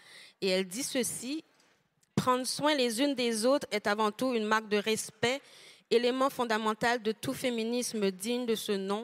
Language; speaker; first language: French; native; French